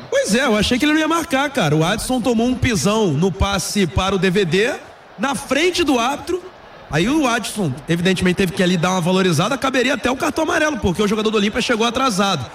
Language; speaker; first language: Portuguese; native; Portuguese